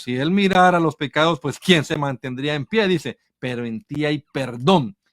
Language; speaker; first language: Spanish; native; Spanish